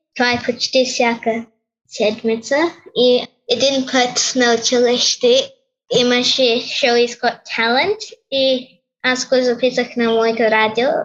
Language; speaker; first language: Bulgarian; early bilingual, heritage; Bulgarian